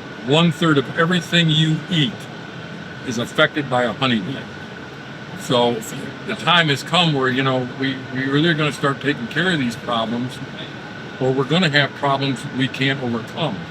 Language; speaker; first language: English; native; English